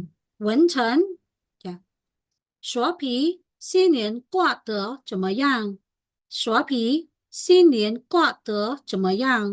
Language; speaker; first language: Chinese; non-native, fluent; Khmer